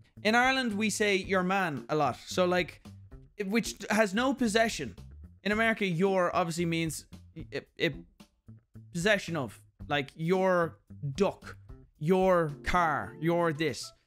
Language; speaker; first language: English; native; English